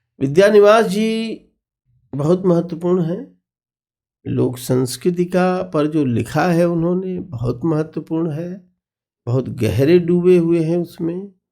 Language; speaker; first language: Hindi; non-native, local second language; Bhojpuri